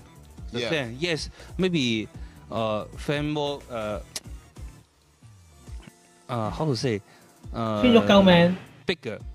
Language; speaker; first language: English; non-native, learner; Chinese